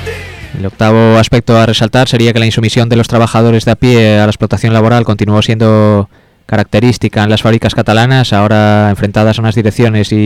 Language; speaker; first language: Spanish; native; Spanish